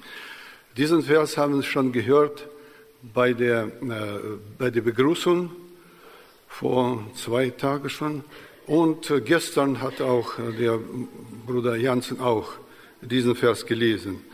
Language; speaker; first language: German; non-native, fluent; Russian